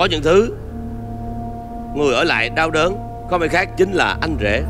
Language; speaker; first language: Vietnamese; native; Vietnamese